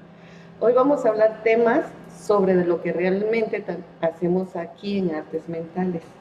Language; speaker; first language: Spanish; native; Spanish